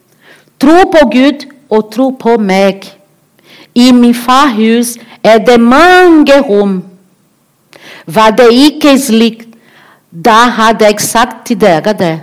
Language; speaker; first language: Norwegian; non-native, learner; Portuguese